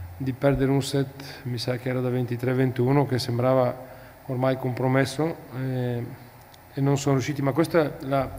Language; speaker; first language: Italian; non-native, fluent; Bulgarian